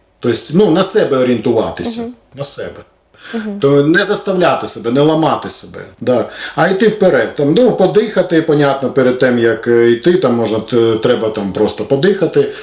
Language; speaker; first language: Ukrainian; non-native, local second language; Russian